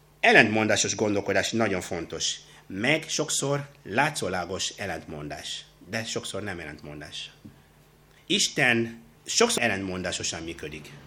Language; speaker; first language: Hungarian; non-native, fluent; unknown